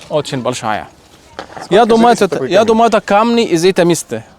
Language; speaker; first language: Russian; non-native, learner; Arabic